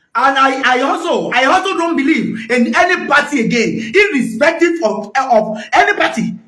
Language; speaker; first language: English; non-native, local second language; Yoruba